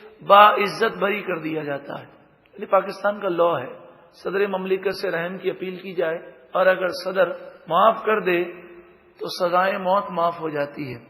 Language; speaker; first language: Urdu; native; Urdu